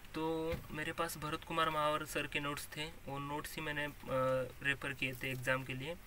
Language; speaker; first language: Hindi; non-native, local second language; Marathi